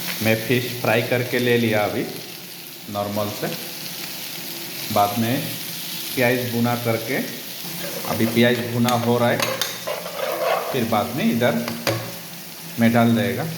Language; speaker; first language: Hindi; non-native, learner; Bangla